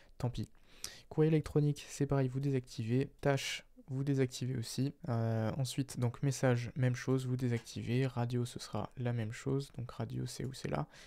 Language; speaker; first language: French; native; French